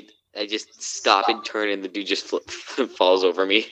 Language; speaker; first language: English; native; English